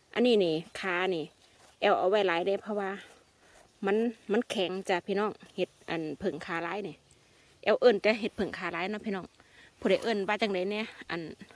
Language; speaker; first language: Thai; native; Thai